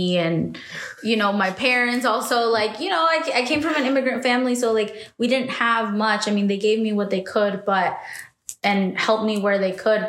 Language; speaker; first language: English; native; English